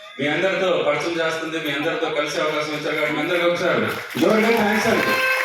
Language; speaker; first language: Telugu; non-native, local second language; Odia